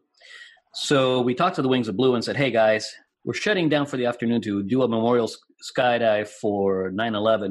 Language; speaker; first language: English; non-native, fluent; Spanish